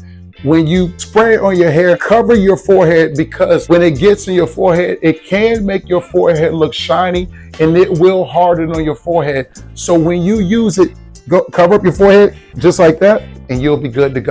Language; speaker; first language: English; native; English